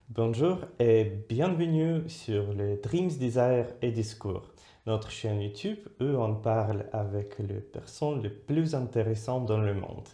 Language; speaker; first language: French; non-native, fluent; Russian